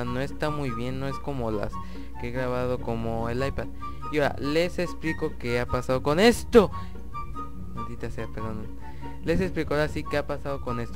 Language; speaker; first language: Spanish; native; Spanish